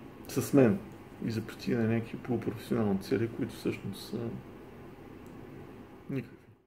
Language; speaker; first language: Bulgarian; native; Bulgarian